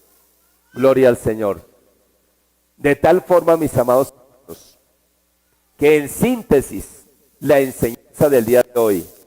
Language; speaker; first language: Spanish; native; Spanish